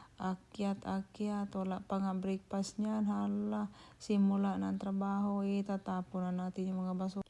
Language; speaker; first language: Filipino; non-native, local second language; Cebuano